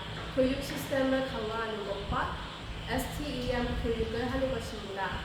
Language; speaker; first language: Korean; non-native, learner; Khmer